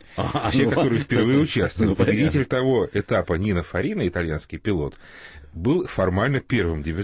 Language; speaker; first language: Russian; native; Russian